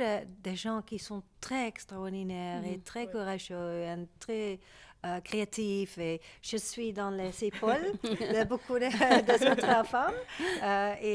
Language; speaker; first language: French; non-native, learner; Dutch